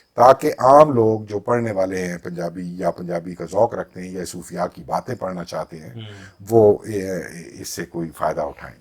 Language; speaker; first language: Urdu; non-native, local second language; Punjabi